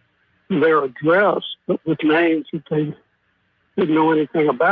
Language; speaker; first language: English; native; English